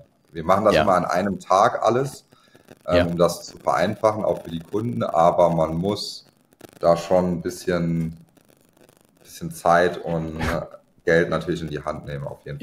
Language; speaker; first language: German; native; German